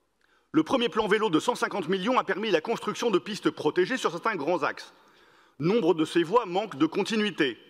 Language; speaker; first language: French; native; French